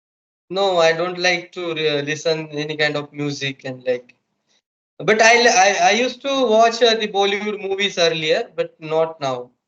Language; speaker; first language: English; non-native, local second language; Marathi